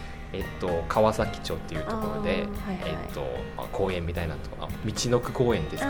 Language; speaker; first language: Japanese; non-native, fluent; Chinese